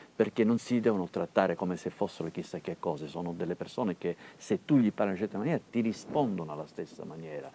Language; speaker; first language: Italian; native; Italian